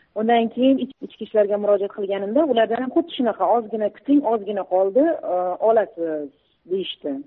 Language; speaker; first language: Uzbek; early bilingual, heritage; Uzbek